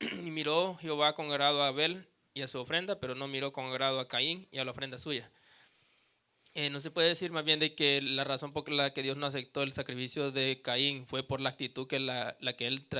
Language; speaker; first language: Spanish; native; Spanish